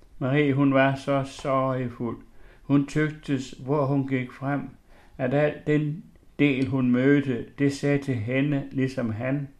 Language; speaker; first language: Danish; native; Danish